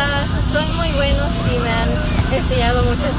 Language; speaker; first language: Spanish; early bilingual, other home language; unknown